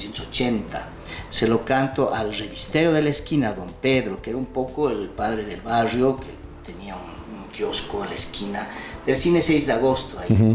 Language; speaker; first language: Spanish; native; Spanish